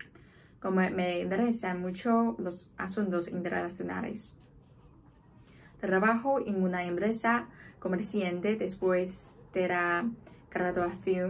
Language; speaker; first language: Spanish; non-native, fluent; Chinese